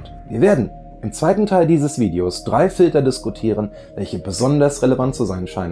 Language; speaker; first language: German; native; German